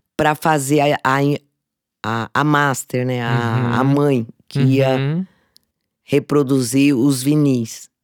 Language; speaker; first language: Portuguese; native; Portuguese